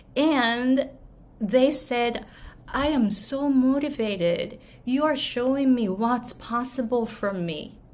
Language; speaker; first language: English; non-native, fluent; Japanese